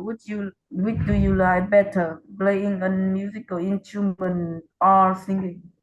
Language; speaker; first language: English; non-native, learner; Vietnamese